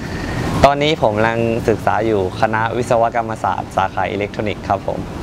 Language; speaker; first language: Thai; native; Thai